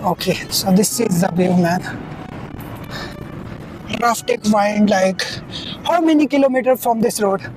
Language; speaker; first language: English; non-native, learner; Hindi